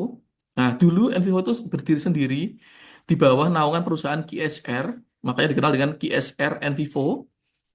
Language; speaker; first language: Indonesian; native; Indonesian